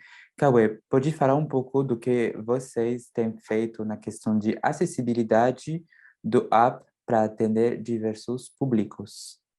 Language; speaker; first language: Portuguese; non-native, fluent; French